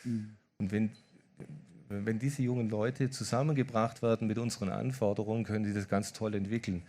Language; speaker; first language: German; native; German